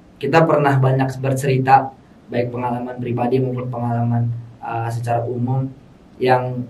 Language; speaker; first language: Indonesian; native; Indonesian